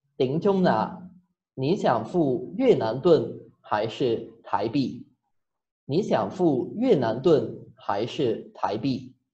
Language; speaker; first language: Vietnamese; non-native, fluent; Cantonese